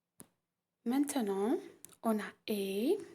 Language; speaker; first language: French; non-native, local second language; Arabic